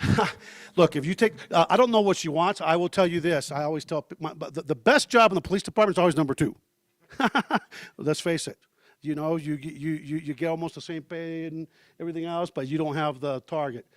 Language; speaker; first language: English; early bilingual, heritage; Spanish